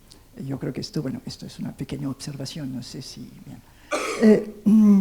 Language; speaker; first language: Spanish; non-native, fluent; French